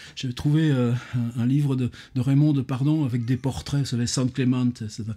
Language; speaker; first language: French; native; French